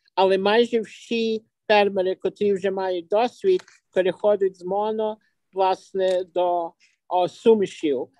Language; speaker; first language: Ukrainian; native; Ukrainian